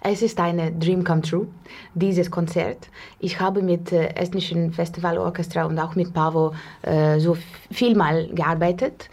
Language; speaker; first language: German; non-native, learner; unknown